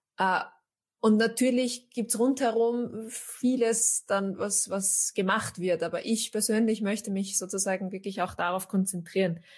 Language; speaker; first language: German; native; German